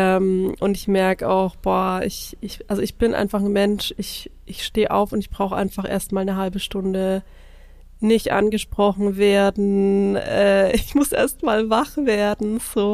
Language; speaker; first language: German; native; German